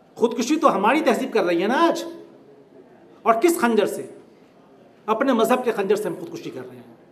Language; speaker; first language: Urdu; native; Urdu